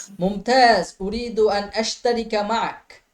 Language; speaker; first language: Arabic; non-native, fluent; Bangla